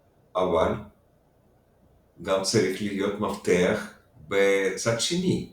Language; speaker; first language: Hebrew; non-native, fluent; Russian